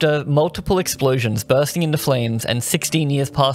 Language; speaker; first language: English; native; English